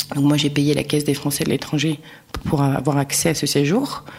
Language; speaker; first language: French; native; French